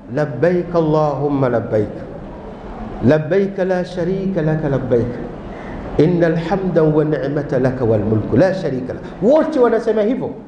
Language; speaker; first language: Swahili; native; Swahili